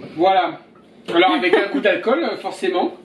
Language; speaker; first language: French; native; French